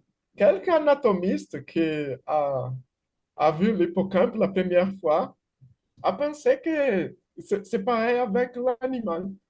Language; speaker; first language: French; non-native, fluent; Portuguese